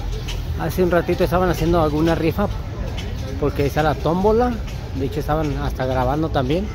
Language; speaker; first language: Spanish; native; Spanish